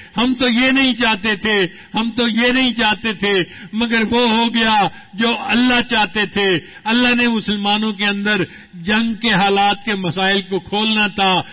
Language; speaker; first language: Urdu; non-native, local second language; Punjabi